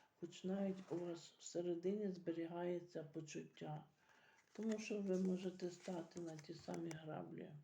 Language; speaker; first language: Ukrainian; native; Ukrainian